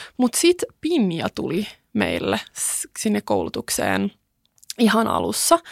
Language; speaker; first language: Finnish; early bilingual, other home language; Swedish